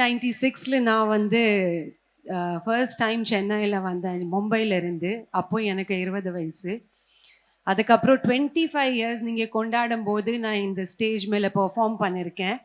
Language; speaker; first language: Tamil; non-native, fluent; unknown